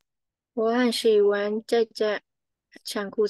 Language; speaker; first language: Chinese; non-native, learner; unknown